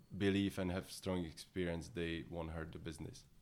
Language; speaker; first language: English; non-native, fluent; Czech